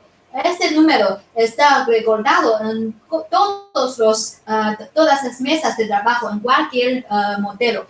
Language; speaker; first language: Spanish; non-native, fluent; Chinese